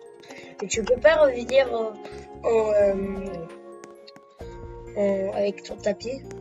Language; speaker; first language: French; native; French